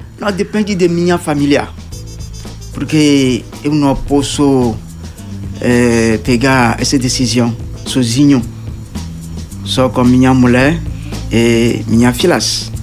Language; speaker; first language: Portuguese; non-native, learner; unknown